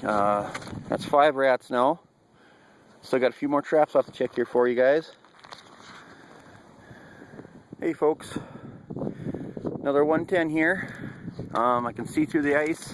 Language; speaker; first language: English; native; English